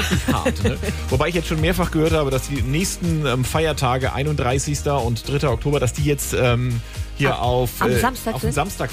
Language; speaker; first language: German; native; German